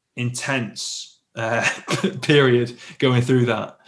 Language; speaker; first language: English; native; English